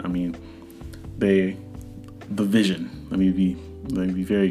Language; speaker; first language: English; native; English